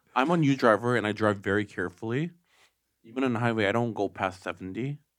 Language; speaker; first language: English; native; English